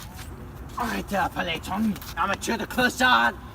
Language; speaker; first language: French; non-native, learner; English